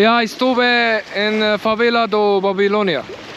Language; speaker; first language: Portuguese; non-native, learner; Arabic